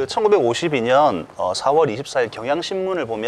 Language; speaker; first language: Korean; native; Korean